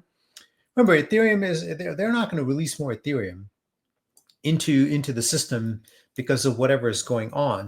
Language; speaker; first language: English; native; English